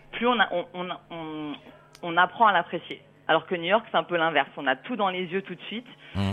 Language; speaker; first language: French; native; French